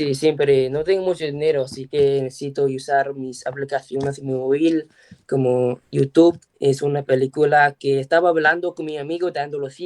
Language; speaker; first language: Spanish; non-native, learner; English